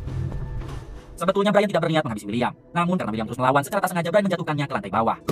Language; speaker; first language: Indonesian; native; Indonesian